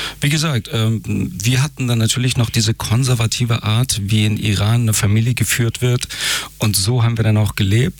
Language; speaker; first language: German; early bilingual, other home language; Persian